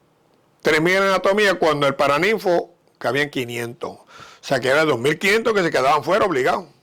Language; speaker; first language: Spanish; native; Spanish